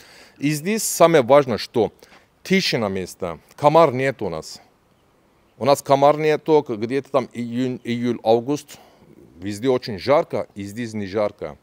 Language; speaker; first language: Russian; non-native, learner; Turkish